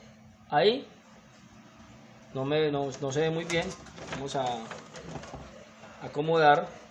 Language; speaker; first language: Spanish; native; Spanish